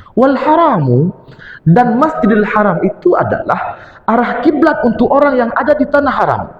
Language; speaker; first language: Malay; non-native, local second language; Achinese